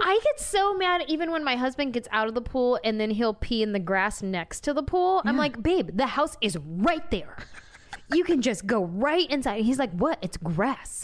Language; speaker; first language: English; native; English